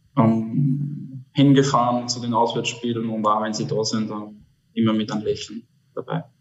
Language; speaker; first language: German; native; German